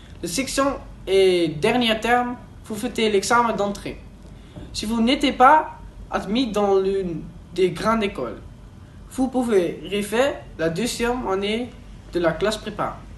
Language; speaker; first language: French; non-native, learner; Dutch